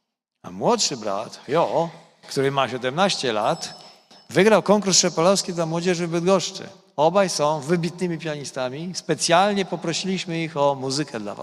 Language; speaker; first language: Polish; native; Polish